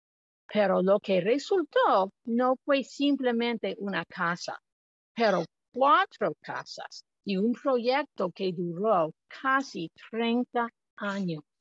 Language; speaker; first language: Spanish; non-native, fluent; English